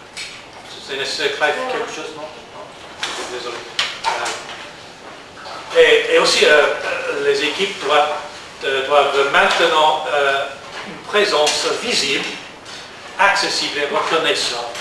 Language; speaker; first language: French; non-native, learner; English